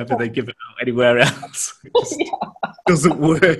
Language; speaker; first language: English; native; English